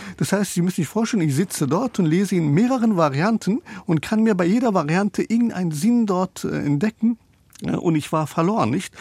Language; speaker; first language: German; non-native, fluent; Persian